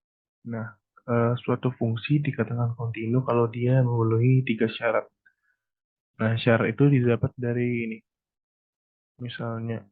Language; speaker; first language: Indonesian; native; Indonesian